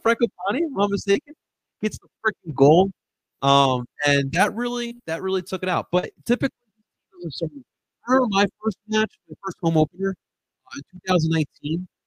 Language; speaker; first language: English; early bilingual, other home language; Spanish